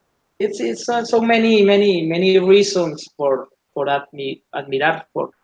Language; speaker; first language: English; non-native, learner; Spanish